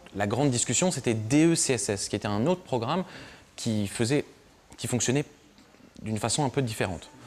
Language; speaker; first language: French; native; French